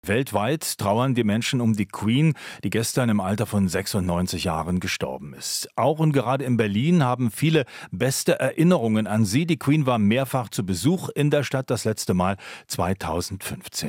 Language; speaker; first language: German; native; German